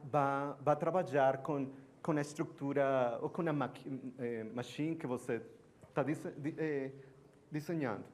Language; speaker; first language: Portuguese; non-native, learner; Spanish